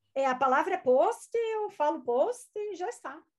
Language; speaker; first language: Portuguese; non-native, local second language; German